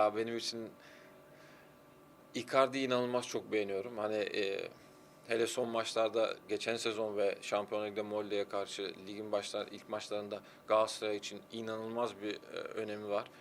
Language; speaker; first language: Turkish; early bilingual, heritage; Turkish